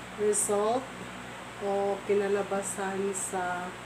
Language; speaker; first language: Filipino; non-native, local second language; Cebuano